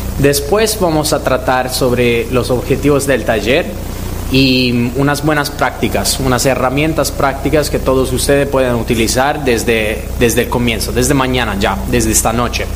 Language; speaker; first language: Spanish; non-native, fluent; Italian